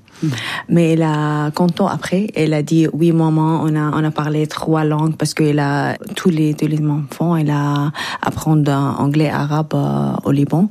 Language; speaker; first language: French; non-native, learner; Arabic